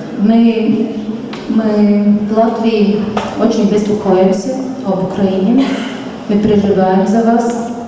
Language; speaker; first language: Russian; non-native, local second language; Latvian